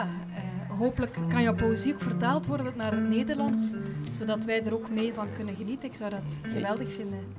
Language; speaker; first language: Dutch; native; Dutch